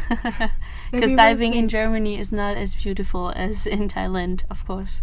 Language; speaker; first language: English; non-native, fluent; German